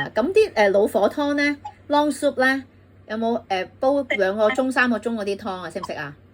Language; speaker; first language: Cantonese; native; Cantonese